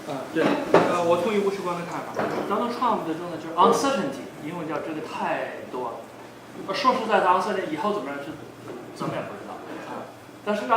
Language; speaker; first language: Chinese; native; Chinese